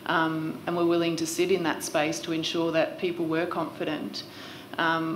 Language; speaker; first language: English; native; English